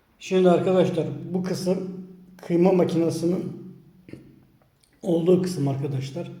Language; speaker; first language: Turkish; native; Turkish